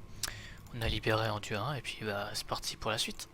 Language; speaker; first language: French; native; French